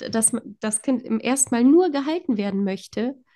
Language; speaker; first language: German; early bilingual, other home language; Polish